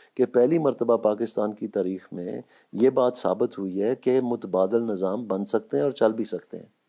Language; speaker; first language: Urdu; non-native, local second language; Punjabi